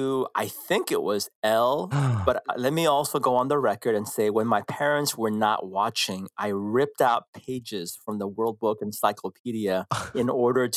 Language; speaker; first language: English; early bilingual, other home language; Korean